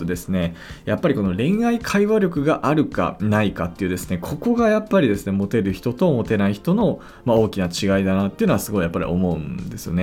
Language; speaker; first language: Japanese; native; Japanese